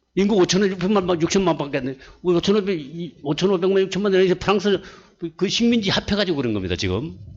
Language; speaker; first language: Korean; native; Korean